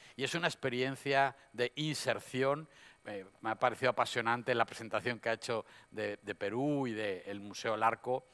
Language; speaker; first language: Spanish; native; Spanish